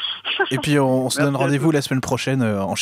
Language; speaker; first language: French; native; French